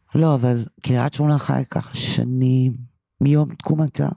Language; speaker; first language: Hebrew; early bilingual, other home language; English